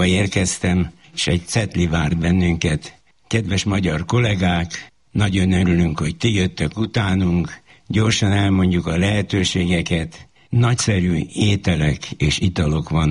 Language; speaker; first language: Hungarian; native; Hungarian